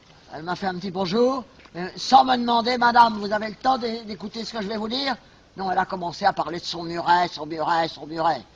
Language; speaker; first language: French; native; French